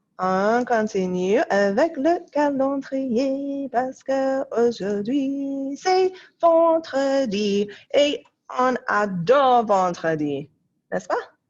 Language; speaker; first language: French; non-native, fluent; English